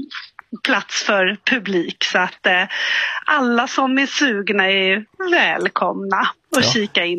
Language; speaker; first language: Swedish; native; Swedish